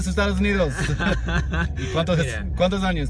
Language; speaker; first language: Spanish; non-native, learner; English